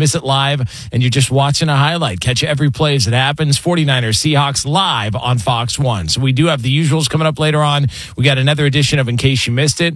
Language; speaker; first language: English; native; English